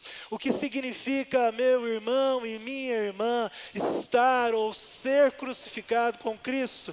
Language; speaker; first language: Portuguese; native; Portuguese